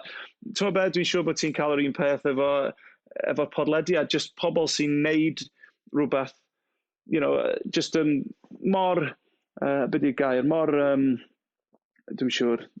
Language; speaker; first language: Welsh; non-native, local second language; English